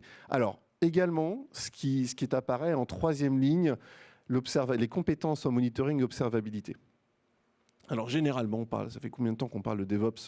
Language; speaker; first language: French; native; French